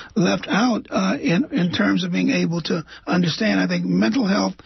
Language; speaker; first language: English; native; English